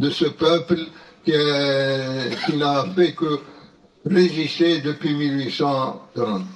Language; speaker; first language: French; non-native, local second language; Arabic